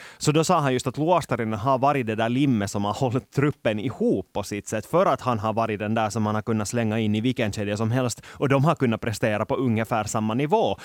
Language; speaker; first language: Swedish; native; Swedish